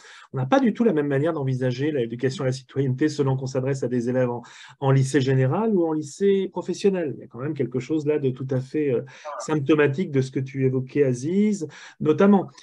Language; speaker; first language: French; native; French